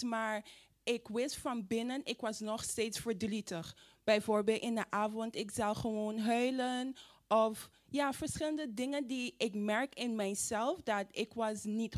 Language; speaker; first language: Dutch; non-native, fluent; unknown